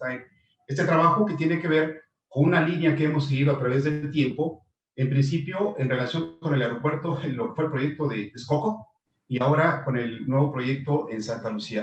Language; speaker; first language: Spanish; native; Spanish